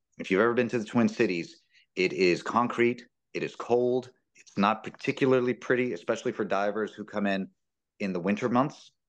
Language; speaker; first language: English; early bilingual, other home language; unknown